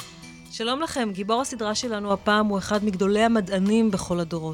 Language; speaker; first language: Hebrew; native; Hebrew